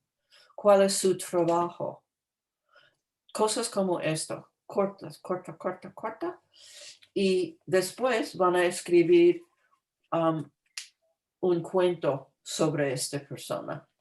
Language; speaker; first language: Spanish; non-native, fluent; English